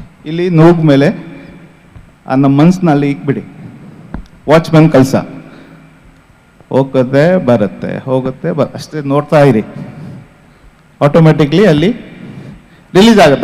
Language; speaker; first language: Kannada; non-native, fluent; Hindi